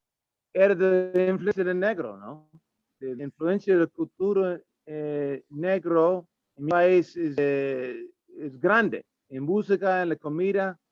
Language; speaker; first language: Spanish; non-native, learner; English